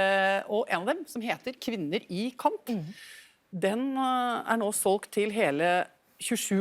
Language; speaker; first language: Norwegian; native; Norwegian